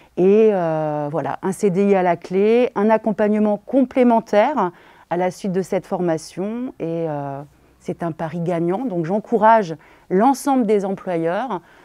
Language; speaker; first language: French; native; French